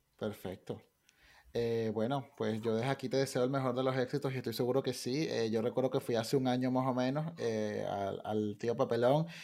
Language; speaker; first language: Spanish; native; Spanish